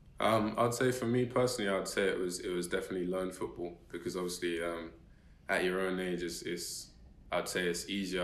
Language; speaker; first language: English; native; English